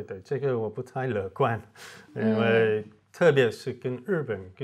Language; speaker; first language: Chinese; non-native, fluent; English